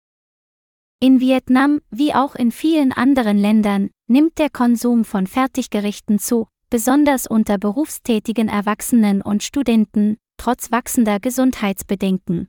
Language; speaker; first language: German; non-native, learner; Vietnamese